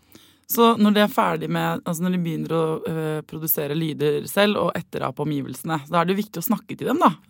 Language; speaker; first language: Norwegian; native; Norwegian